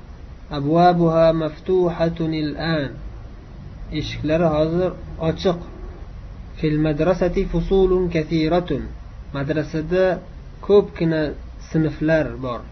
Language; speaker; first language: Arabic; non-native, fluent; Uzbek